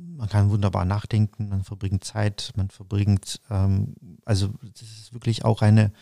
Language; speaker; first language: German; non-native, fluent; Ukrainian